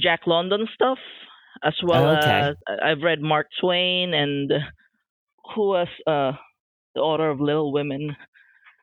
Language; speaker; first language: English; non-native, local second language; Filipino